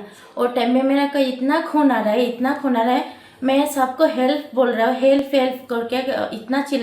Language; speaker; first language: Hindi; non-native, local second language; Bangla